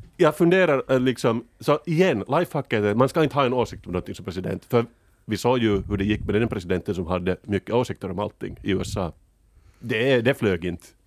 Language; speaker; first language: Swedish; native; Swedish